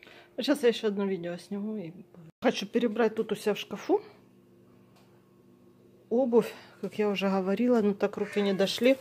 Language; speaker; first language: Russian; native; Russian